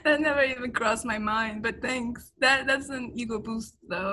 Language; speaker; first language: English; non-native, fluent; Spanish